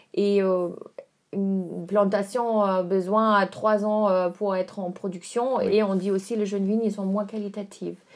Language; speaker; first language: French; non-native, fluent; German